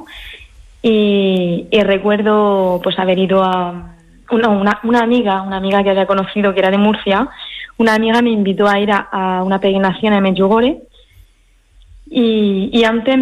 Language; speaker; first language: Spanish; early bilingual, heritage; French